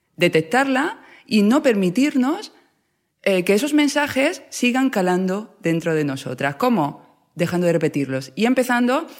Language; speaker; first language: Spanish; native; Spanish